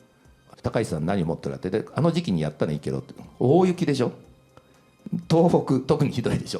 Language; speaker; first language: Japanese; native; Japanese